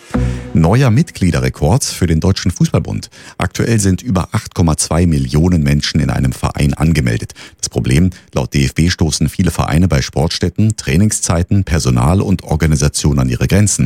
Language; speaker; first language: German; native; German